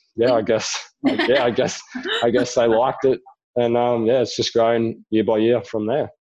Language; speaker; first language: English; native; English